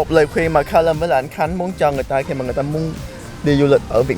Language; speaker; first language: Vietnamese; native; Vietnamese